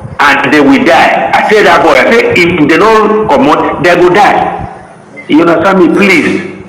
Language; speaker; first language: Nigerian Pidgin; non-native, local second language; Bini